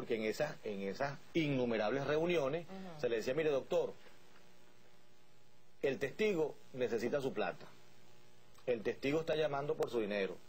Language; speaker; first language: Spanish; native; Spanish